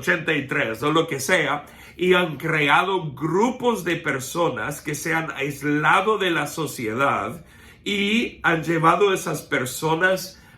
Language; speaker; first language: Spanish; non-native, fluent; English